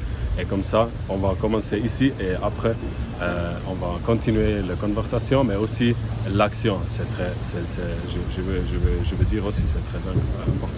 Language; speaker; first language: French; non-native, fluent; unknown